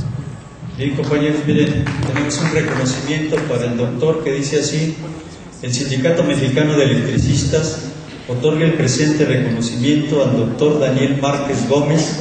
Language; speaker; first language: Spanish; native; Spanish